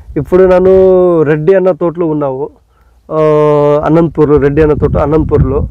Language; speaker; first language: Telugu; non-native, learner; Kannada